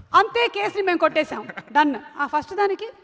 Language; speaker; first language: Telugu; native; Telugu